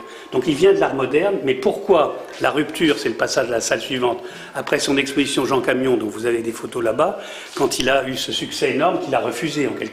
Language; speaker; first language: French; native; French